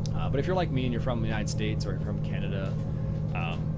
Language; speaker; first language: English; native; English